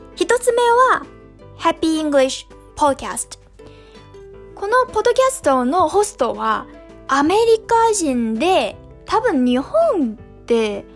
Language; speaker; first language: Japanese; non-native, fluent; Chinese